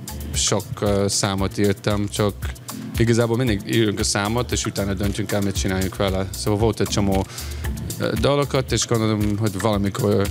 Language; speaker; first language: Hungarian; non-native, fluent; English